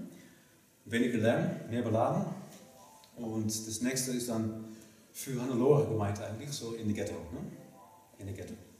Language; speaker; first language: German; non-native, fluent; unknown